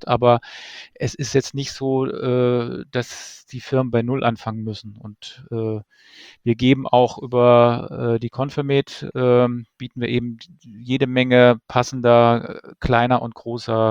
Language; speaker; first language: German; native; German